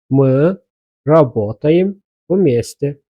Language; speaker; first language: Russian; non-native, fluent; Azerbaijani